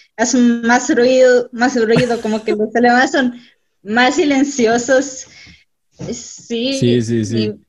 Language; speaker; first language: Spanish; non-native, fluent; German